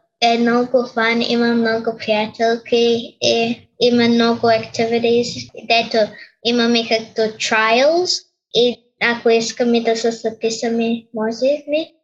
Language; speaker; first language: Bulgarian; early bilingual, heritage; Bulgarian